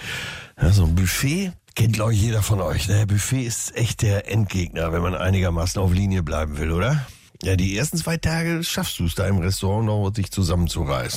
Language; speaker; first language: German; native; German